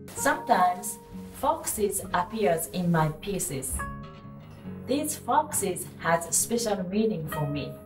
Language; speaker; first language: English; non-native, fluent; Japanese